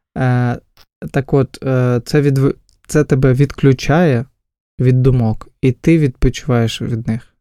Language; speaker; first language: Ukrainian; non-native, local second language; Russian